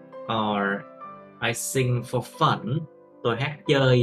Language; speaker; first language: Vietnamese; native; Vietnamese